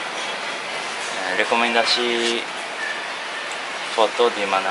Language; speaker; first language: Indonesian; non-native, learner; Japanese